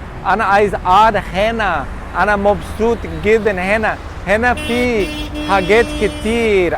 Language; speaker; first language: Arabic; non-native, learner; English